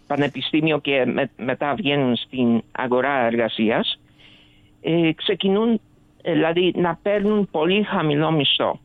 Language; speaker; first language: Greek; early bilingual, other home language; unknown